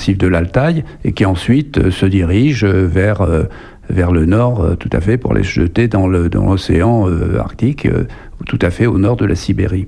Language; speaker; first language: French; native; French